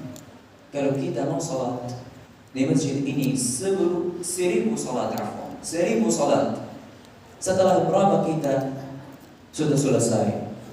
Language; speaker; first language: Indonesian; non-native, fluent; Arabic